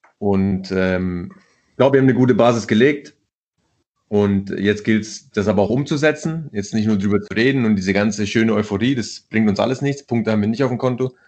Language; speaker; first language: German; early bilingual, other home language; Italian